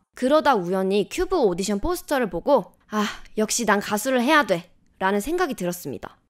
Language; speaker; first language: Korean; native; Korean